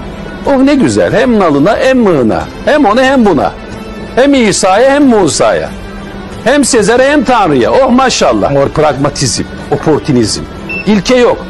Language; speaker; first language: Turkish; native; Turkish